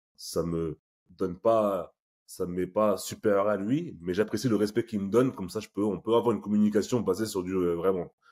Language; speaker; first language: French; native; French